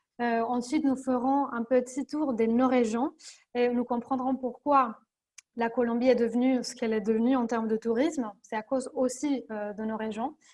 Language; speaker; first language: French; non-native, fluent; Spanish